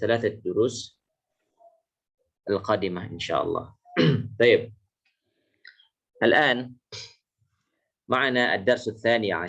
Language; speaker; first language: Arabic; non-native, fluent; Indonesian